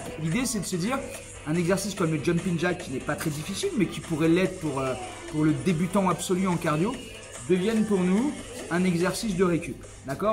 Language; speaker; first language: French; native; French